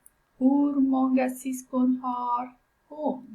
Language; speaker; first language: Swedish; non-native, fluent; Pashto